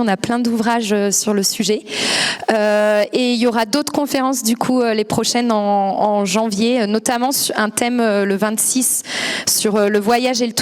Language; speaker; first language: French; native; French